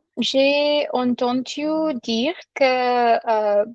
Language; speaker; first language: French; non-native, learner; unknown